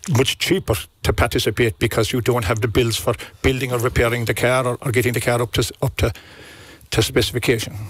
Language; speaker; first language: English; native; English